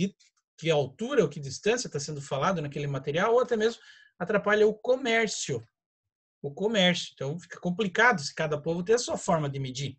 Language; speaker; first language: Portuguese; native; Portuguese